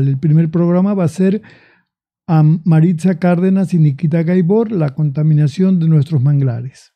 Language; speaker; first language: Catalan; non-native, learner; Spanish